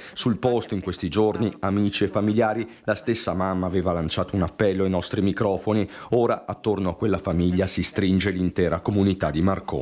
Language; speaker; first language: Italian; native; Italian